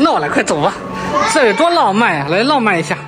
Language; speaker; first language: Chinese; native; Chinese